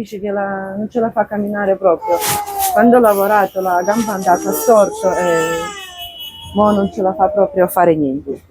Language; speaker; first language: Italian; non-native, fluent; Ukrainian